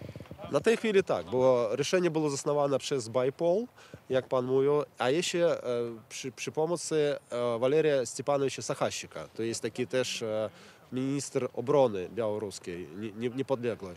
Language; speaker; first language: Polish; non-native, learner; Belarusian